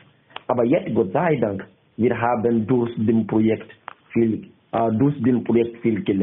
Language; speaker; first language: German; non-native, learner; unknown